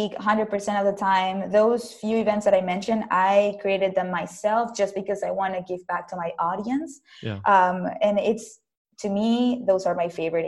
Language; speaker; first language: English; non-native, fluent; Spanish